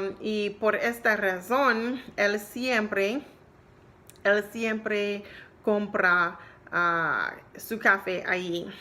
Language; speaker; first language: Spanish; non-native, learner; English